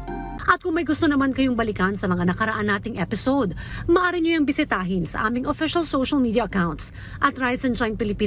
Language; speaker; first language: Filipino; native; Filipino